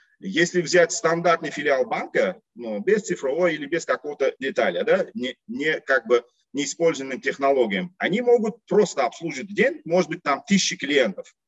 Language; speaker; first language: Russian; non-native, local second language; Uzbek